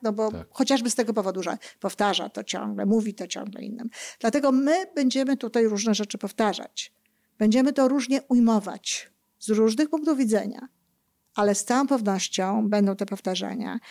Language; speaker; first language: Polish; native; Polish